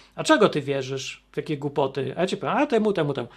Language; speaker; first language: Polish; native; Polish